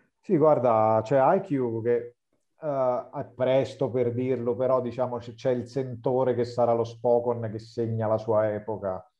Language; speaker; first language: Italian; native; Italian